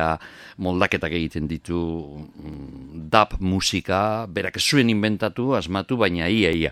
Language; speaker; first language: Basque; native; Basque